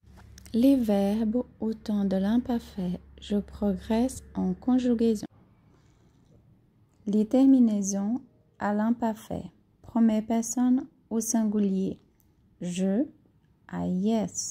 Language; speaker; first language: French; non-native, fluent; Portuguese